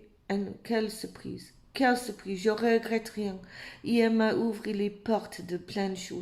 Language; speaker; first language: French; non-native, fluent; English